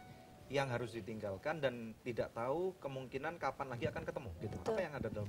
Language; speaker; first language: Indonesian; native; Indonesian